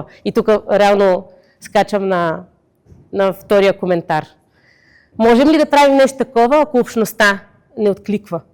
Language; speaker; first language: Bulgarian; native; Bulgarian